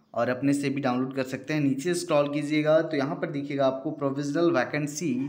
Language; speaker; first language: Hindi; native; Hindi